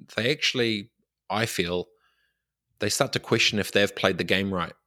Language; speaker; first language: English; native; English